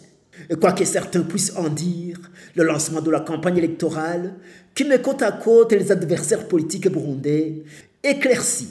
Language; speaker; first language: French; non-native, local second language; Rundi